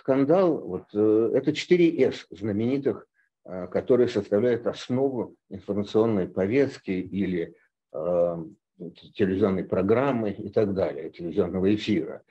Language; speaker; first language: Russian; native; Russian